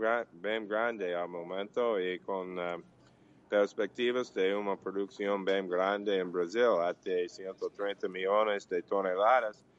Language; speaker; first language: Portuguese; non-native, learner; English